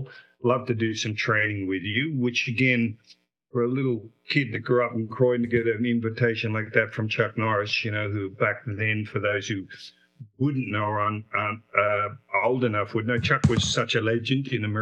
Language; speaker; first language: English; native; English